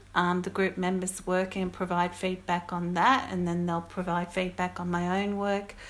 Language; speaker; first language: English; native; English